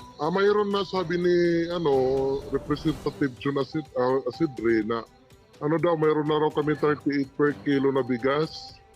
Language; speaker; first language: Filipino; non-native, local second language; Waray